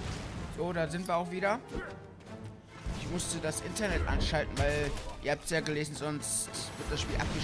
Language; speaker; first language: German; native; German